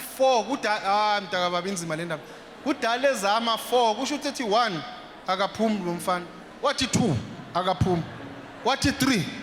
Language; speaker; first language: Zulu; native; Zulu